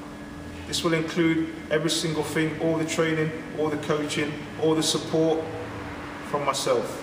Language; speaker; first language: English; native; English